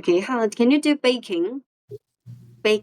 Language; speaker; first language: English; non-native, fluent; Cantonese